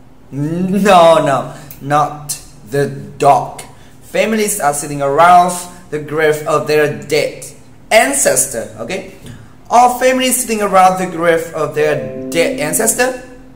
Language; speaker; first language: English; non-native, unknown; Vietnamese